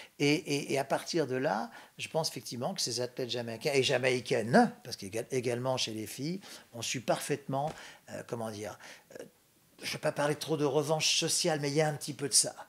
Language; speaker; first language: French; native; French